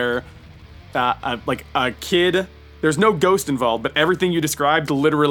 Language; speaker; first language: English; native; English